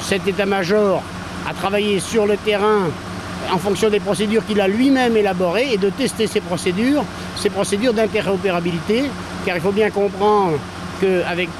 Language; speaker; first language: French; native; French